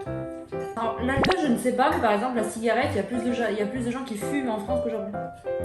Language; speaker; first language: French; native; French